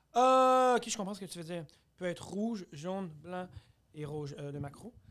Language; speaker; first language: French; early bilingual, other home language; Arabic